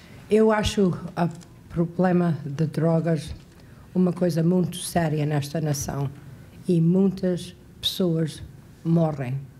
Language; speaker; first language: Portuguese; native; Portuguese